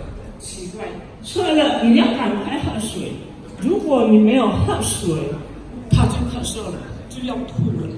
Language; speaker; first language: Chinese; early bilingual, heritage; Chinese